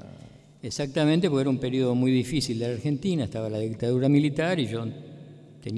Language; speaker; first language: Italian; non-native, learner; Spanish